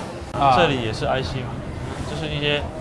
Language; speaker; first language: Chinese; native; Chinese